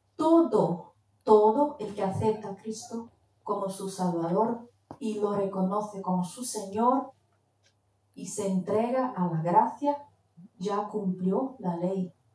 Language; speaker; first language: Spanish; non-native, fluent; Portuguese